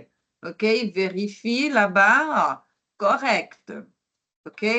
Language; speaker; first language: French; non-native, fluent; Portuguese